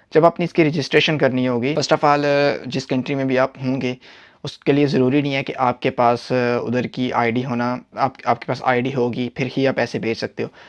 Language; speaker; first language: Hindi; non-native, local second language; Punjabi